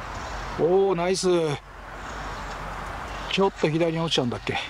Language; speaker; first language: Japanese; native; Japanese